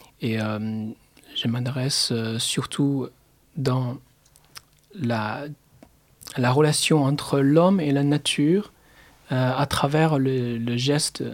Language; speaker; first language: French; non-native, fluent; Chinese